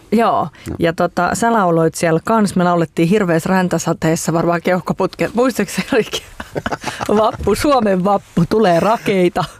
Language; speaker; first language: Finnish; native; Finnish